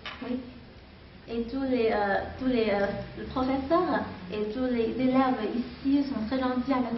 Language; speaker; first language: French; non-native, fluent; Chinese